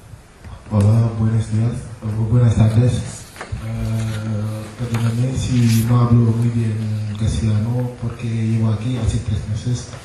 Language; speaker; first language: Spanish; non-native, learner; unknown